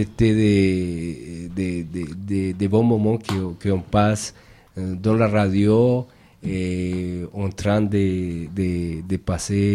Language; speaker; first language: French; non-native, fluent; Spanish